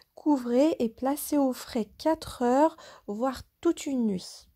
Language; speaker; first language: French; non-native, local second language; Arabic